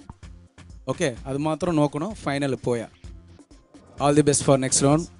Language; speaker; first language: Malayalam; non-native, local second language; Tamil